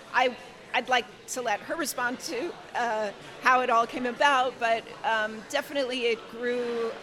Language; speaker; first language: English; native; English